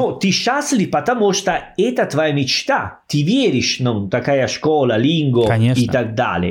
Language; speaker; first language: Russian; non-native, fluent; Italian